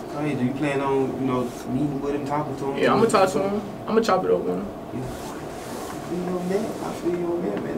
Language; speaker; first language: English; native; English